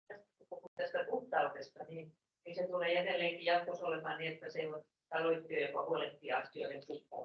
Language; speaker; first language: Finnish; native; Finnish